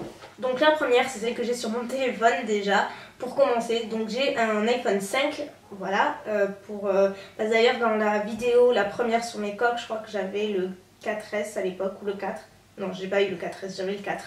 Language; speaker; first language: French; native; French